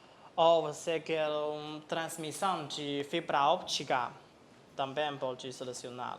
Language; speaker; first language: Portuguese; non-native, fluent; Chinese